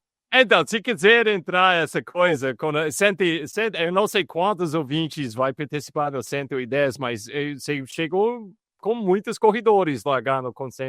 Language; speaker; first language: Portuguese; non-native, fluent; English